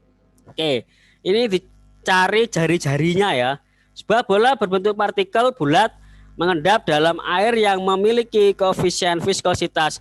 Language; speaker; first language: Indonesian; native; Indonesian